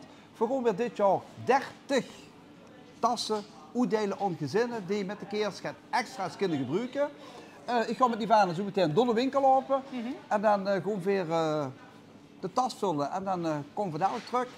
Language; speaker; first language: Dutch; native; Dutch